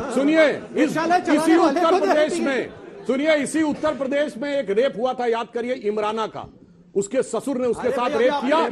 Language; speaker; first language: Hindi; native; Hindi